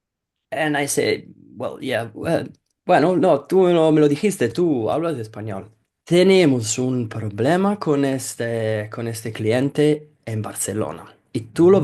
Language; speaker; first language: Spanish; non-native, fluent; Italian